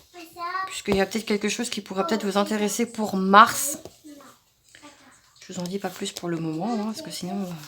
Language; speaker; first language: French; native; French